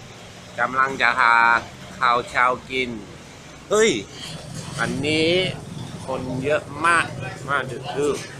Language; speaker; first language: Thai; non-native, fluent; English